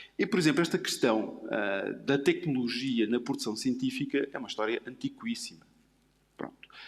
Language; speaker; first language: Portuguese; native; Portuguese